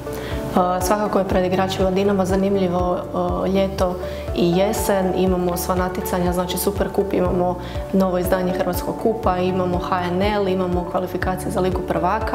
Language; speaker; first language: Croatian; native; Croatian